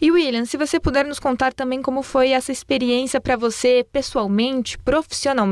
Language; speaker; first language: Portuguese; native; Portuguese